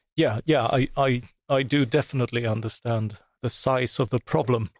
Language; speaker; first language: English; non-native, fluent; Swedish